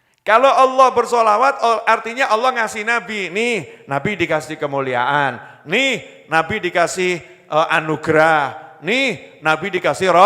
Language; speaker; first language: Indonesian; native; Indonesian